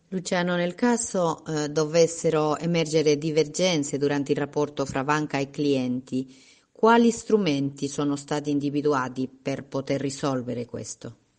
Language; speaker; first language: Italian; non-native, fluent; Spanish